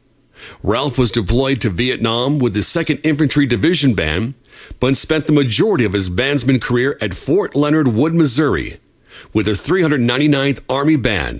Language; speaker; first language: English; native; English